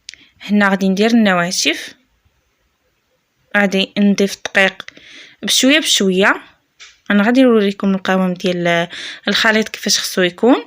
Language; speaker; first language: Arabic; native; Arabic